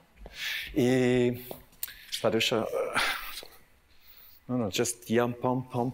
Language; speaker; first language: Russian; non-native, learner; French